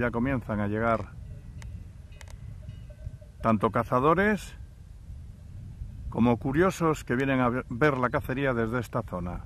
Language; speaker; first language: Spanish; native; Spanish